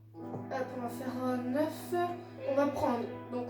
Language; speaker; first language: French; native; French